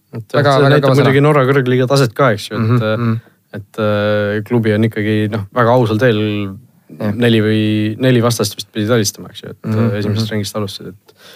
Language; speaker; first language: Estonian; native; Estonian